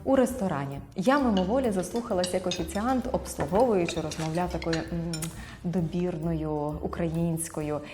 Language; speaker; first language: Ukrainian; native; Ukrainian